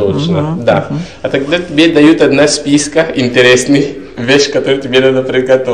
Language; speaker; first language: Russian; non-native, learner; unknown